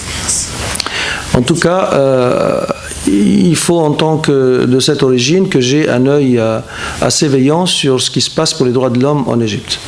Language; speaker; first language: French; non-native, fluent; Arabic